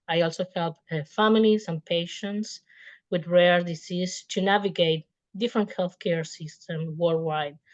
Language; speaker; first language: English; non-native, fluent; Spanish